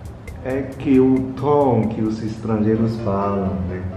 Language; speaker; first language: Portuguese; non-native, fluent; Chinese